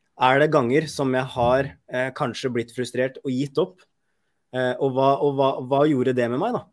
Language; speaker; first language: Norwegian; native; Norwegian